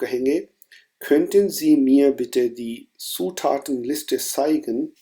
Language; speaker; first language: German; non-native, fluent; Urdu